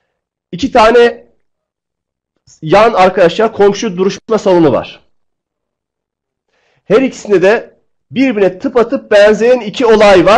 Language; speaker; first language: Turkish; native; Turkish